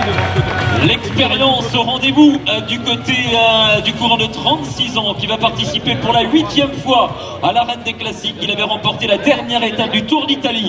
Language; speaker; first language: French; native; French